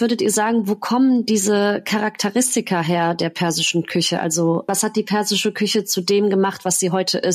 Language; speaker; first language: German; native; German